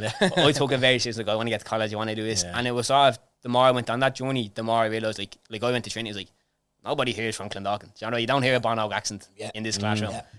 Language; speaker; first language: English; native; English